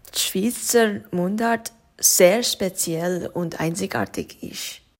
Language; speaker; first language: Swiss German; non-native, fluent; English